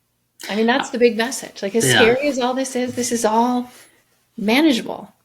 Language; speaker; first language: English; native; English